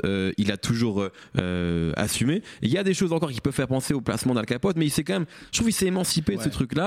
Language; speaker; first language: French; native; French